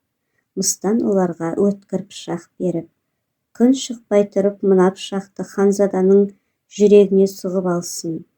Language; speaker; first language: Kazakh; native; Kazakh